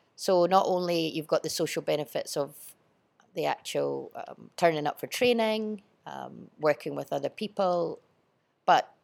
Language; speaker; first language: English; native; English